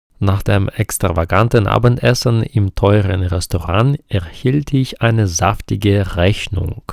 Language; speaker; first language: German; non-native, fluent; Ukrainian